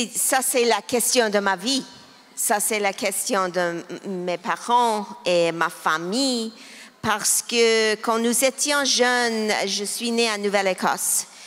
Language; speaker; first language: French; non-native, local second language; English